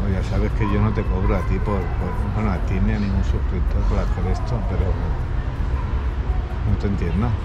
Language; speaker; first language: Spanish; native; Spanish